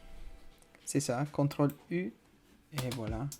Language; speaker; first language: French; non-native, fluent; Spanish